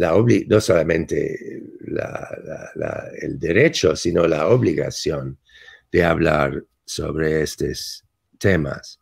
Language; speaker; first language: Spanish; non-native, fluent; English